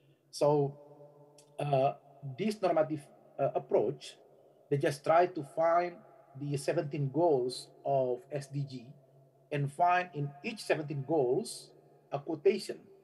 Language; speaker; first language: English; non-native, fluent; Indonesian